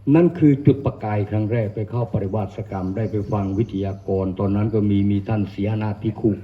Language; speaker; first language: Thai; non-native, local second language; Northern Khmer